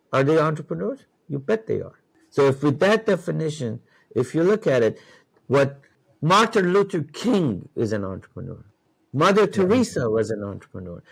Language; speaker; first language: English; non-native, fluent; Persian